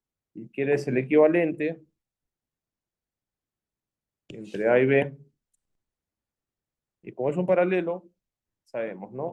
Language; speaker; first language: Spanish; native; Spanish